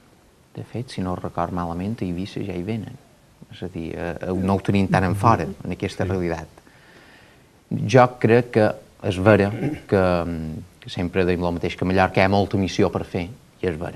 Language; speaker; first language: Catalan; native; Catalan